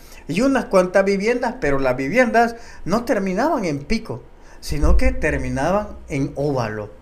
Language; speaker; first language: Spanish; native; Spanish